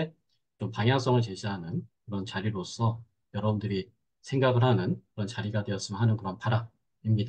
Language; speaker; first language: Korean; native; Korean